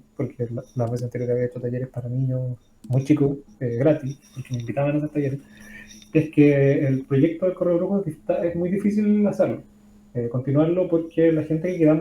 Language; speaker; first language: Spanish; native; Spanish